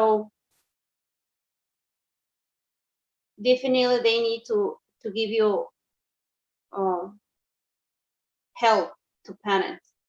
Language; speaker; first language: English; non-native, learner; Spanish